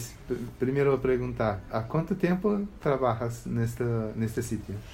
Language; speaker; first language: Spanish; non-native, learner; Portuguese